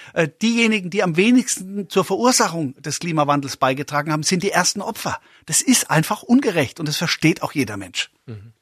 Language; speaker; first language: German; native; German